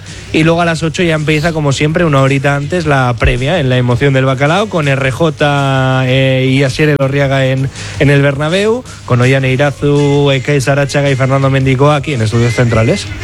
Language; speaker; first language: Spanish; native; Spanish